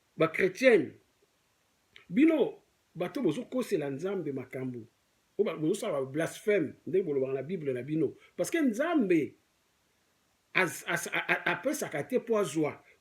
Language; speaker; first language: Lingala; non-native, local second language; Kongo